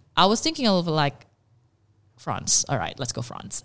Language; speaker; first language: English; non-native, fluent; Indonesian